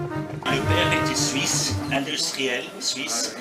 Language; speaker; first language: French; native; French